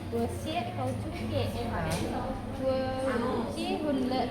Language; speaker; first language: Chinese; non-native, learner; Indonesian